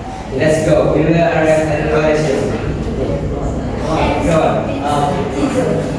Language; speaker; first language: English; non-native, learner; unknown